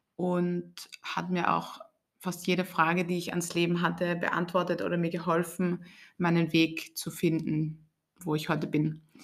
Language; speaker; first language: German; native; German